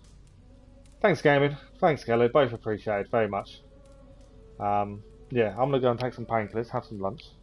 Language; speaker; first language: English; native; English